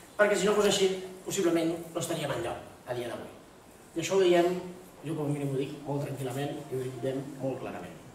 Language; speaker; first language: Catalan; native; Catalan